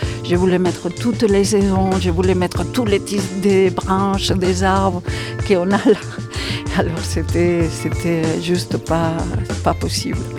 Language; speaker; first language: French; non-native, fluent; Spanish